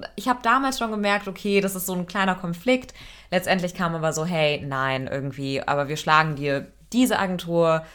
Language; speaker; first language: German; native; German